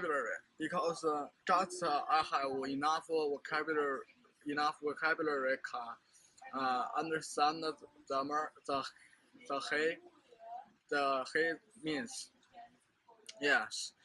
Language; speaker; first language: English; non-native, learner; Chinese